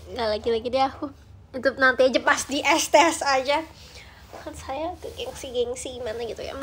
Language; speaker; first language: Indonesian; native; Indonesian